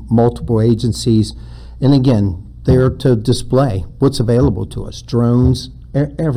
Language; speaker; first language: English; native; English